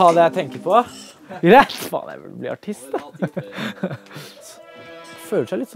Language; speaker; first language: Norwegian; native; Norwegian